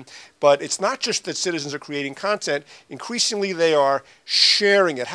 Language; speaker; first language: English; native; English